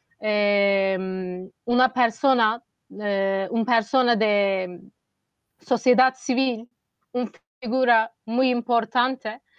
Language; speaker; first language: Spanish; non-native, fluent; Turkish